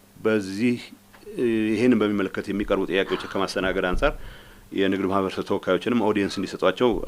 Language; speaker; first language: Amharic; non-native, local second language; Tigrinya